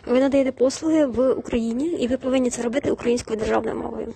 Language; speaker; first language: Ukrainian; native; Ukrainian